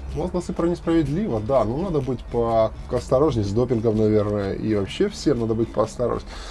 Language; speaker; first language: Russian; native; Russian